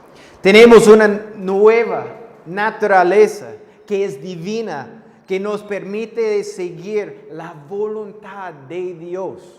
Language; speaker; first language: Spanish; non-native, fluent; English